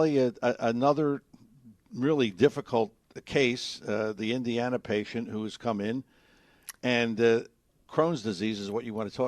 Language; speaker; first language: English; native; English